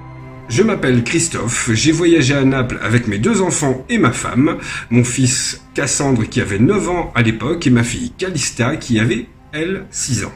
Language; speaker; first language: French; native; French